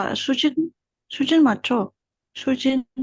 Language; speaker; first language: Korean; non-native, learner; Indonesian